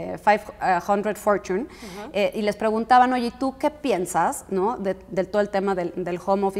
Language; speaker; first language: Spanish; native; Spanish